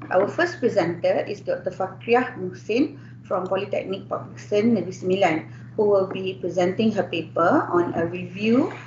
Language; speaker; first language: English; non-native, local second language; Malay